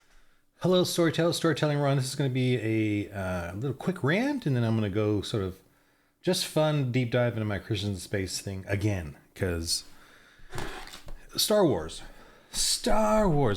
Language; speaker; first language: English; native; English